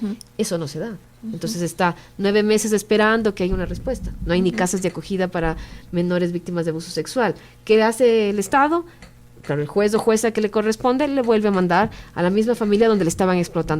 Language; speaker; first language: Spanish; native; Spanish